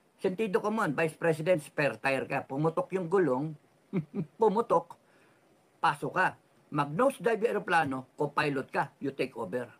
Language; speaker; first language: Filipino; non-native, local second language; Cebuano